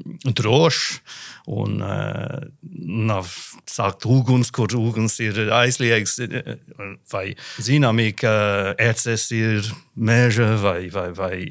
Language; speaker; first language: Latvian; non-native, learner; English